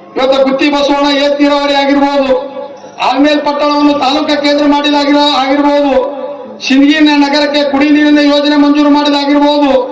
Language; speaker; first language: Kannada; native; Kannada